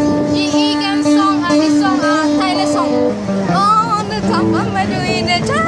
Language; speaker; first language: English; non-native, learner; Bangla